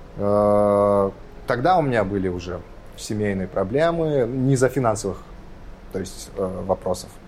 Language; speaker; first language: Russian; non-native, local second language; Kazakh